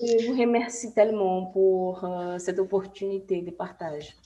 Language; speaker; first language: French; non-native, fluent; Portuguese